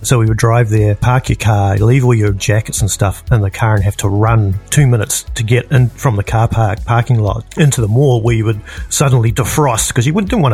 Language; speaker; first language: English; native; English